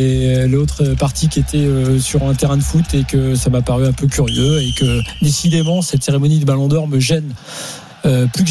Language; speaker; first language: French; native; French